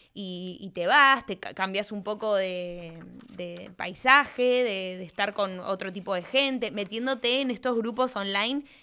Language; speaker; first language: Spanish; native; Spanish